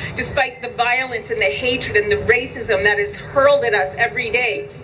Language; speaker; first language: English; native; English